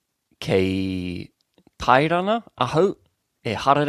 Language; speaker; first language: Māori; non-native, learner; English